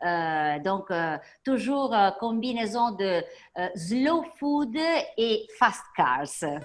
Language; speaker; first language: French; non-native, fluent; Italian